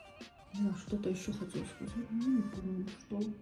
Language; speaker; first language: Russian; native; Russian